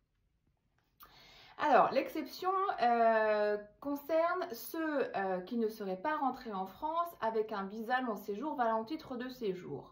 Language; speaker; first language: French; native; French